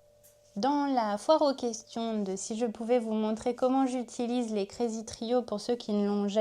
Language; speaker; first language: French; native; French